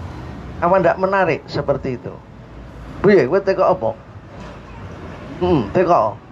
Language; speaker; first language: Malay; non-native, local second language; Javanese